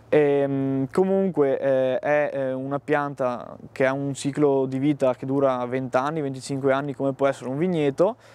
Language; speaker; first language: Italian; native; Italian